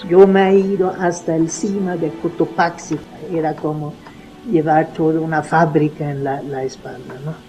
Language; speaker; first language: Spanish; non-native, fluent; Swedish